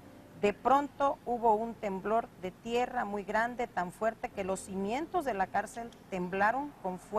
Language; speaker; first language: Spanish; native; Spanish